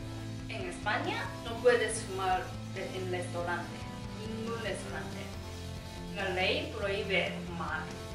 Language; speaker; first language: Spanish; non-native, learner; Japanese